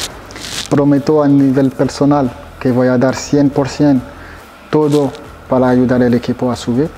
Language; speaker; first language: Spanish; non-native, fluent; French